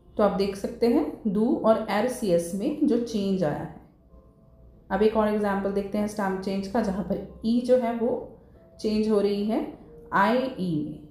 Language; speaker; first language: Hindi; native; Hindi